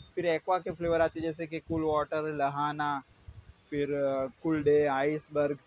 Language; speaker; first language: Hindi; non-native, local second language; Gujarati